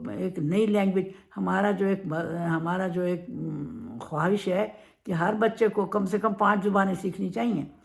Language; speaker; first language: Urdu; native; Urdu